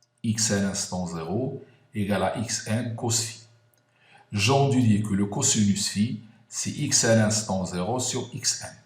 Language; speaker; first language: French; non-native, local second language; Arabic